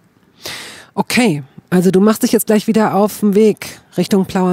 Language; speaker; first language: German; native; German